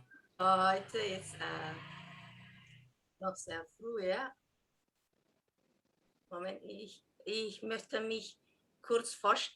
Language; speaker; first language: German; non-native, fluent; Indonesian